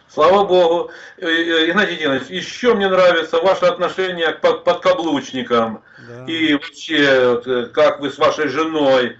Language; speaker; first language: Russian; native; Russian